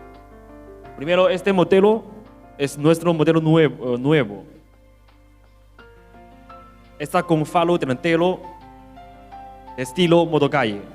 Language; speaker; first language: Spanish; non-native, learner; Chinese